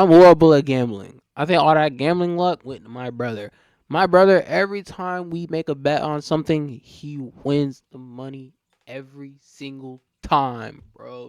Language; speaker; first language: English; native; English